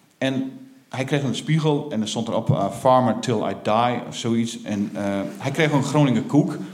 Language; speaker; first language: Dutch; native; Dutch